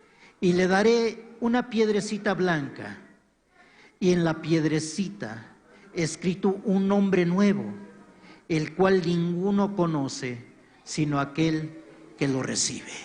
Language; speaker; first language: Spanish; native; Spanish